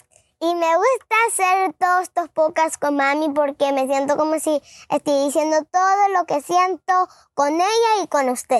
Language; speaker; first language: Spanish; early bilingual, heritage; Spanish